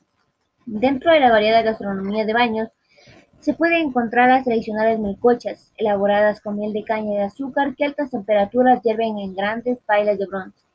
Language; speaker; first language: Spanish; native; Spanish